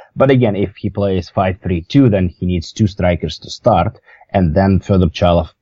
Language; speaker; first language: English; non-native, fluent; Russian